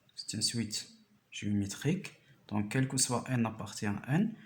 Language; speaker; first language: French; non-native, local second language; Arabic